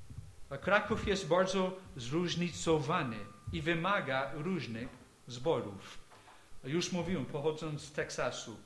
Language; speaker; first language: Polish; non-native, fluent; English